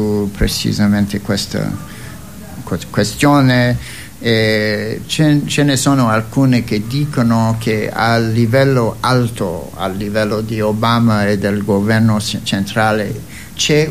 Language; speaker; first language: Italian; non-native, fluent; English